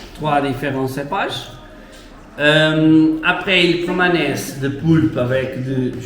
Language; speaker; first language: French; non-native, learner; Portuguese